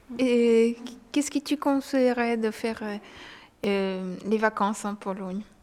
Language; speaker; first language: French; non-native, learner; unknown